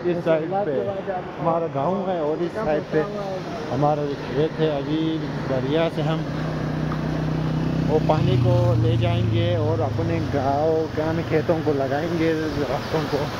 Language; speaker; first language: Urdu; non-native, local second language; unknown